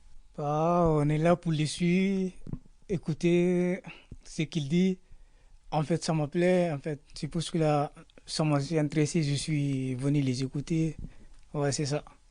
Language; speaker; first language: French; non-native, learner; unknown